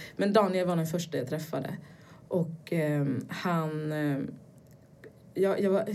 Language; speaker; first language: Swedish; early bilingual, other home language; Portuguese